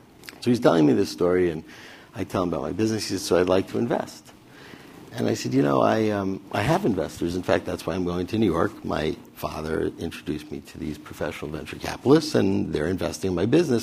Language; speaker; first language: English; native; English